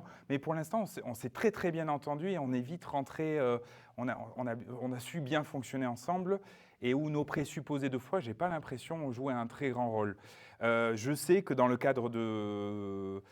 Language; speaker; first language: French; native; French